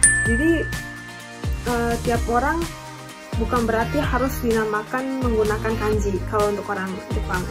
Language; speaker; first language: Indonesian; non-native, fluent; Japanese